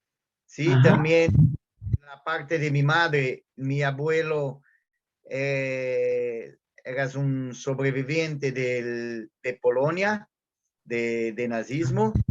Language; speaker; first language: Spanish; non-native, fluent; Portuguese